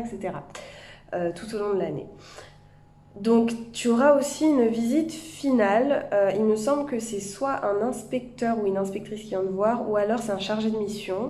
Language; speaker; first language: French; native; French